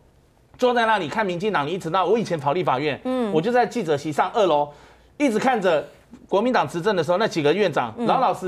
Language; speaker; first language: Chinese; native; Chinese